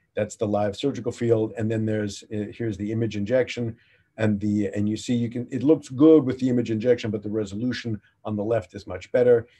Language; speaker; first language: English; native; English